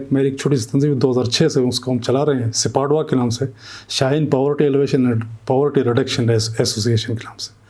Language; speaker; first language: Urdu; non-native, local second language; Shina